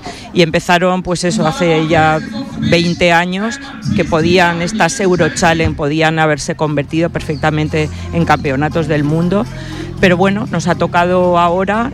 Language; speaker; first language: Spanish; native; Spanish